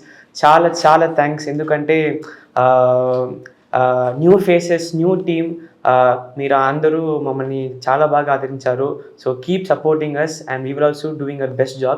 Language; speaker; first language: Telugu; non-native, learner; Tamil